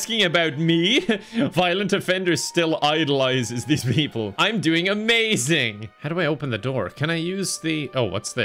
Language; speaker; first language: English; native; English